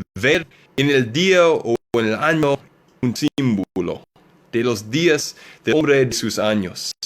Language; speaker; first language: Spanish; non-native, learner; English